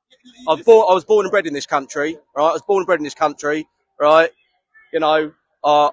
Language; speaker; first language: English; native; English